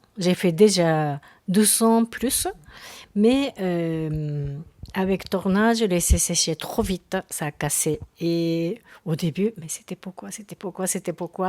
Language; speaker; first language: French; non-native, learner; Japanese